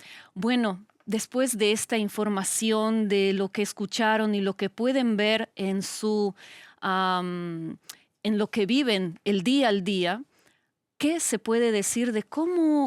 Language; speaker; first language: Spanish; non-native, fluent; Ukrainian